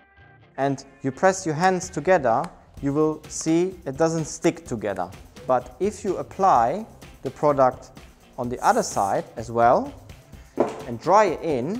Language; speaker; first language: English; non-native, fluent; German